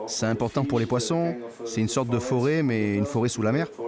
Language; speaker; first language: French; native; French